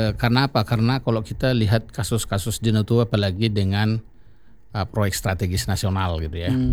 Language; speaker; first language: Indonesian; non-native, local second language; Batak Toba